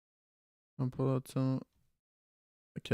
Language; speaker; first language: English; native; English